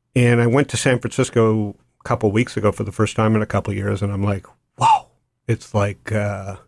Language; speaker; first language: English; native; English